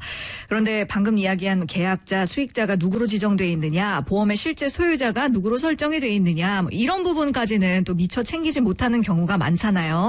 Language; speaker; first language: Korean; native; Korean